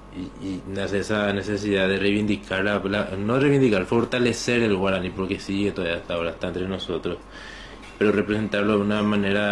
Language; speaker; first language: Spanish; native; Spanish